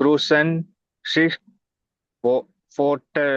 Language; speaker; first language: German; non-native, learner; Tamil